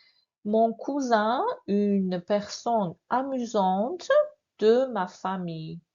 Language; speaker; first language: French; non-native, fluent; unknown